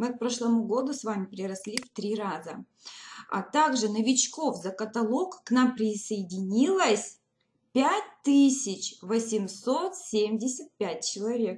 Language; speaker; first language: Russian; native; Russian